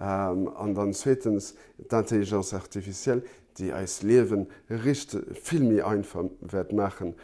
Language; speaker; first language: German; non-native, local second language; Luxembourgish